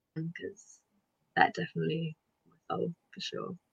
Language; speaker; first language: English; early bilingual, other home language; Lithuanian